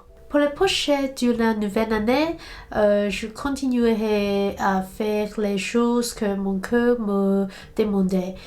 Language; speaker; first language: French; non-native, learner; Cantonese